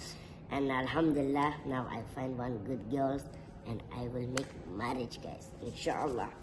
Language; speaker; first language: English; non-native, learner; Tajik